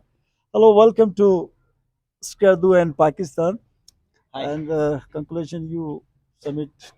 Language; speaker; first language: Hindi; non-native, local second language; Balti